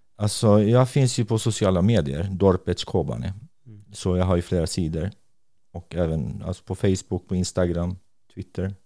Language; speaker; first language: Swedish; non-native, fluent; Kurdish